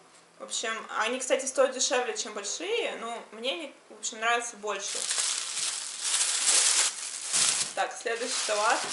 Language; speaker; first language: Russian; native; Russian